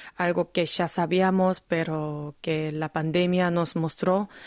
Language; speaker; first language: Spanish; non-native, fluent; Korean